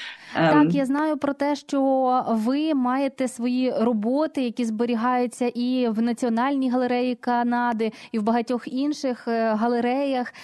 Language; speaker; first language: Ukrainian; native; Ukrainian